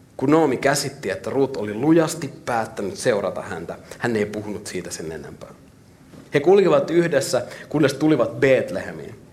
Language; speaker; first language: Finnish; native; Finnish